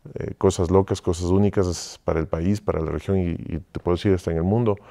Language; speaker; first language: Spanish; native; Spanish